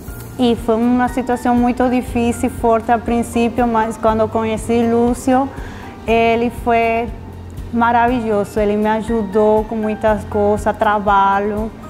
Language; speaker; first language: Portuguese; non-native, fluent; Spanish